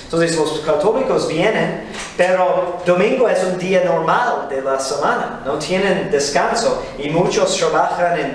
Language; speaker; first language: Spanish; non-native, fluent; English